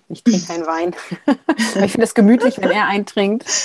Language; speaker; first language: German; native; German